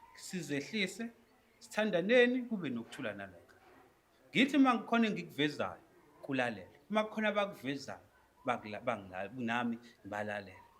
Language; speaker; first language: Zulu; native; Zulu